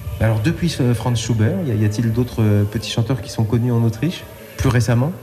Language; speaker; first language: French; native; French